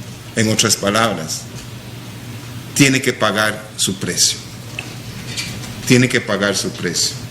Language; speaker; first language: Spanish; non-native, local second language; English